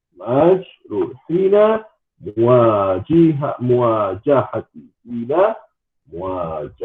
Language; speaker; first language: Arabic; non-native, fluent; Malay